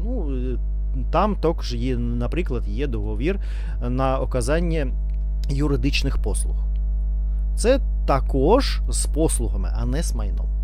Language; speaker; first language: Ukrainian; non-native, learner; Russian